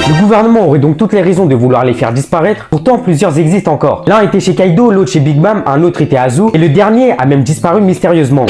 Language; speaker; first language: French; native; French